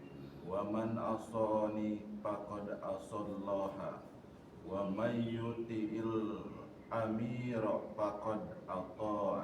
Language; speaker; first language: Arabic; non-native, learner; Indonesian